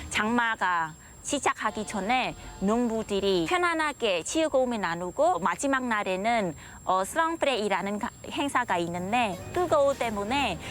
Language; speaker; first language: Korean; non-native, learner; Khmer